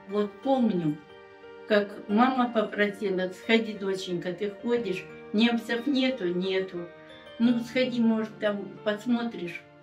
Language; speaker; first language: Russian; native; Russian